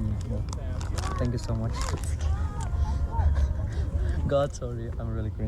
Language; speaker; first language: English; non-native, learner; Indonesian